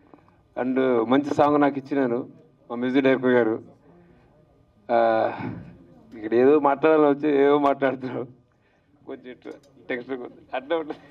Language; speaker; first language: Telugu; non-native, learner; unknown